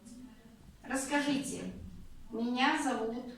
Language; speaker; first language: Russian; non-native, local second language; Kazakh